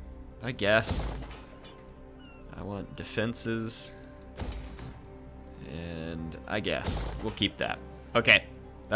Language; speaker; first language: English; native; English